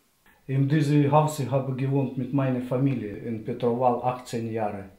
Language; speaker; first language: German; non-native, learner; Russian